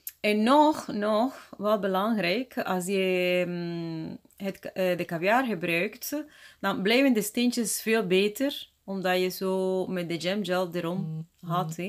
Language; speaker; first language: Dutch; non-native, fluent; Spanish